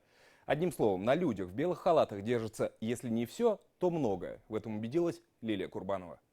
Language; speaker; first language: Russian; native; Russian